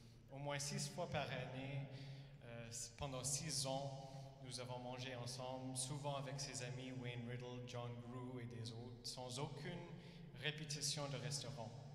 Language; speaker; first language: French; non-native, fluent; English